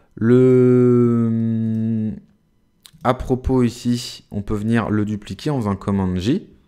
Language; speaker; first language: French; native; French